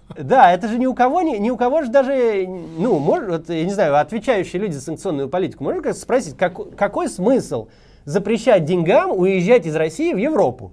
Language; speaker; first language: Russian; native; Russian